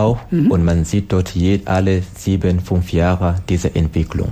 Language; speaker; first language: German; non-native, learner; Swahili